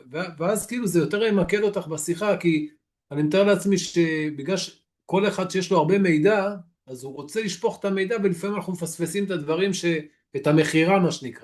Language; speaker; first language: Hebrew; native; Hebrew